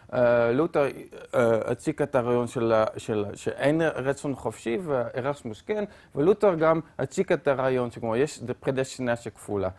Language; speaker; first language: Hebrew; non-native, fluent; Dutch